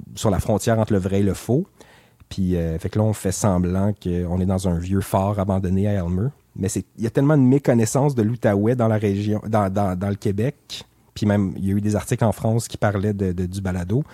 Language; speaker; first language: French; native; French